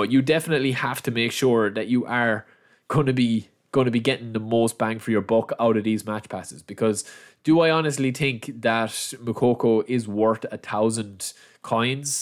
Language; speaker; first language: English; native; English